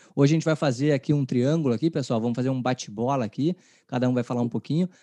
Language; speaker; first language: Portuguese; native; Portuguese